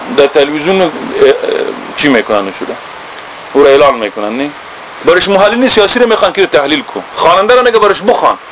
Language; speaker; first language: Persian; native; Persian